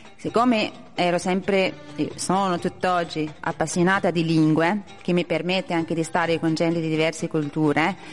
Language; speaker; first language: Italian; non-native, fluent; Arabic